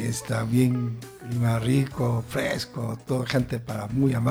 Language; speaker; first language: Spanish; non-native, learner; Korean